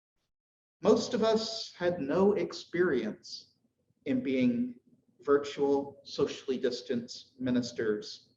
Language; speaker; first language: English; native; English